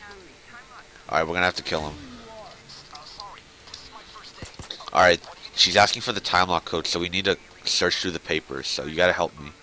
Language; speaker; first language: English; native; English